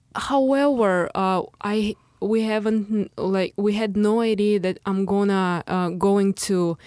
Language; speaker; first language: English; non-native, fluent; Russian